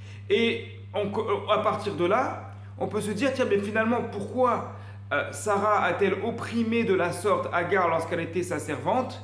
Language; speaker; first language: French; native; French